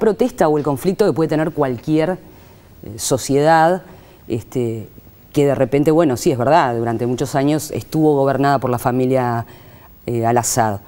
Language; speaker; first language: Spanish; native; Spanish